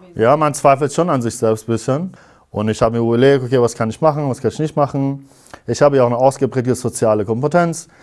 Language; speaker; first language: German; non-native, fluent; Persian